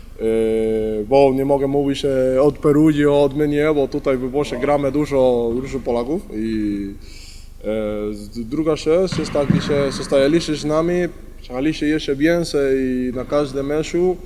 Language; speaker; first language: Polish; non-native, learner; Spanish